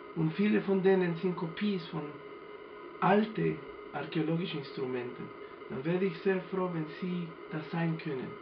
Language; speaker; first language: German; non-native, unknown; Spanish